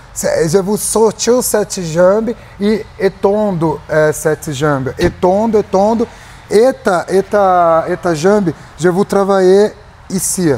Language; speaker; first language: French; non-native, learner; Portuguese